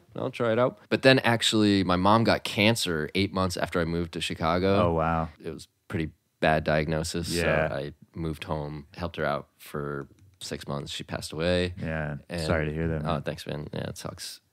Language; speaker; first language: English; native; English